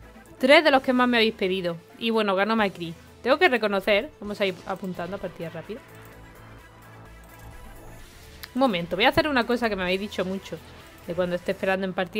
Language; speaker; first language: Spanish; native; Spanish